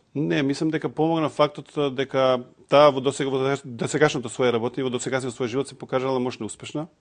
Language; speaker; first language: Macedonian; non-native, local second language; Serbian